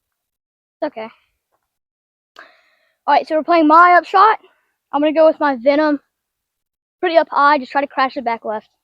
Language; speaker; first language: English; native; English